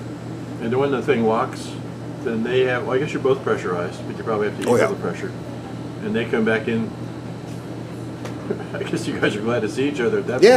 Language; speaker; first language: English; native; English